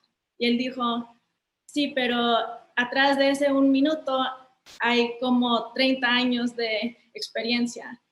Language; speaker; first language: Spanish; early bilingual, heritage; Spanish